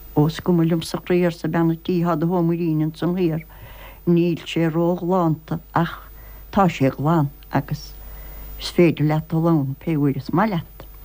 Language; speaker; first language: Irish; native; Irish